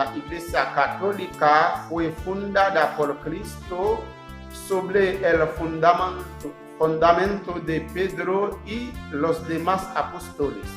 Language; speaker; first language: Spanish; non-native, learner; Haitian Creole